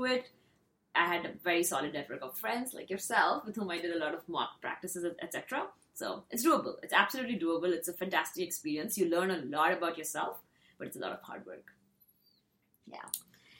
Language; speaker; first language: English; non-native, local second language; Hindi